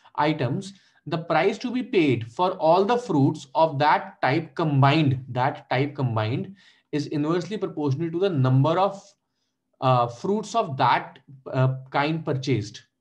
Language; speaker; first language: English; non-native, local second language; Hindi